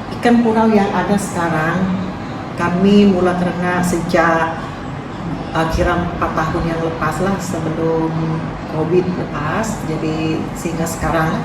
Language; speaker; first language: Malay; non-native, local second language; Iban